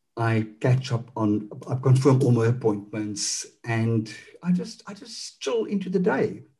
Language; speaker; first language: English; non-native, local second language; Afrikaans